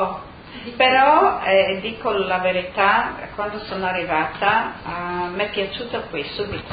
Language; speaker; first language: Italian; non-native, local second language; Friulian